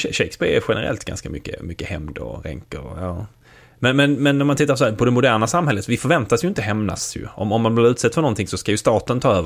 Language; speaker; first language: Swedish; native; Swedish